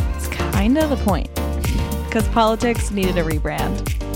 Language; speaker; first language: English; native; English